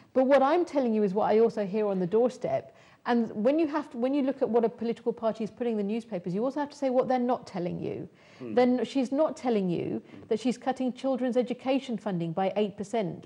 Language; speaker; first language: English; native; English